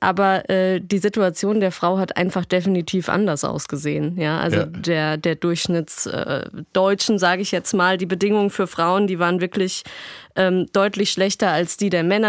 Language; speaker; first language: German; native; German